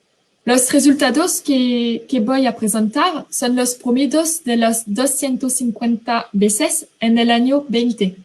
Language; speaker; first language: Spanish; non-native, fluent; French